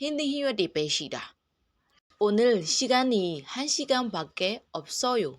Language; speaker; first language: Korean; non-native, fluent; Burmese